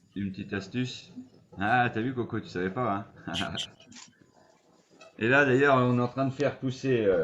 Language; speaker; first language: French; native; French